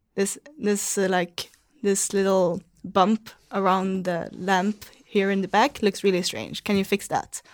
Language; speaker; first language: English; non-native, fluent; Swedish